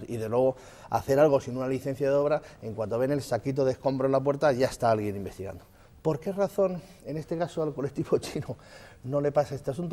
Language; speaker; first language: Spanish; native; Spanish